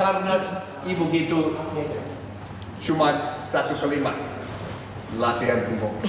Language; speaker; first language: Indonesian; non-native, fluent; English